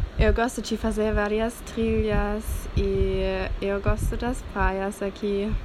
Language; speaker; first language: Portuguese; non-native, fluent; German